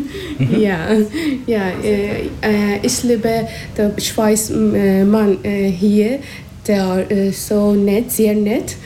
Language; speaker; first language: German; non-native, learner; English